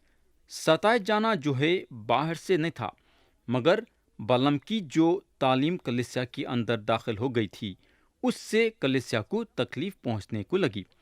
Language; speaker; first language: Urdu; native; Urdu